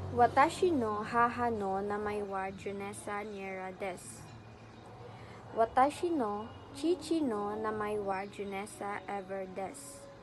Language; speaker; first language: Japanese; non-native, learner; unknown